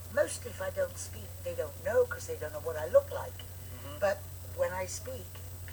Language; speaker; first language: English; native; English